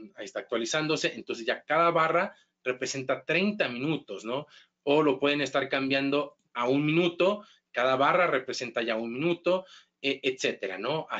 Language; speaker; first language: Spanish; native; Spanish